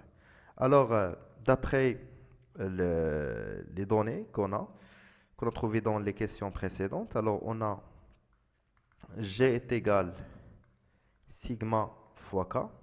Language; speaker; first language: French; non-native, local second language; Arabic